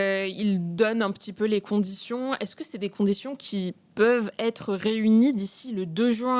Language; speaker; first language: French; native; French